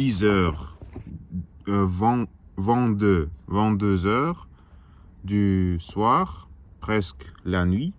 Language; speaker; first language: French; non-native, learner; Russian